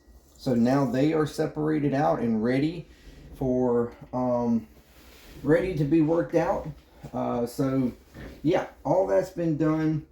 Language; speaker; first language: English; native; English